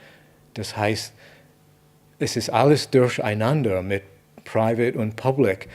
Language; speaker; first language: German; non-native, fluent; English